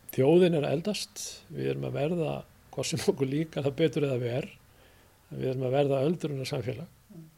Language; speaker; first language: Icelandic; native; Icelandic